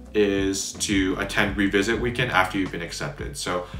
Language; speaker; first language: English; native; English